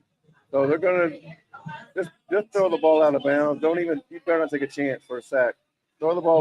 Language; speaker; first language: English; native; English